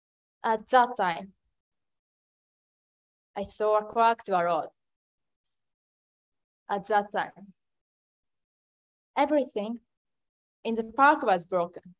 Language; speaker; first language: English; non-native, learner; Japanese